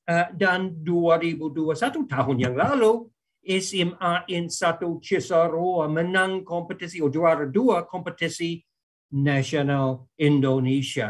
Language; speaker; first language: Indonesian; non-native, fluent; English